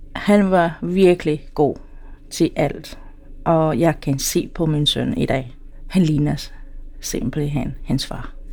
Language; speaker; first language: Danish; non-native, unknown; Swahili